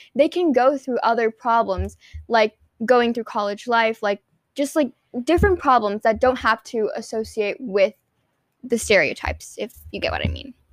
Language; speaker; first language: English; early bilingual, other home language; Hindi